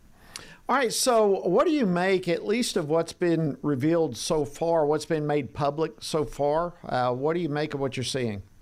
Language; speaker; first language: English; native; English